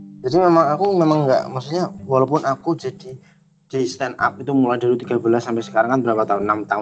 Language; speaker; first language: Indonesian; native; Indonesian